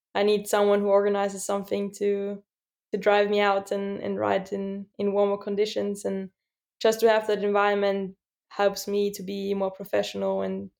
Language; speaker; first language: English; non-native, fluent; German